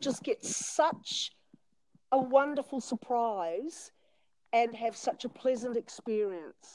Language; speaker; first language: English; native; English